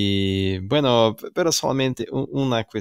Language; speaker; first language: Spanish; non-native, fluent; Portuguese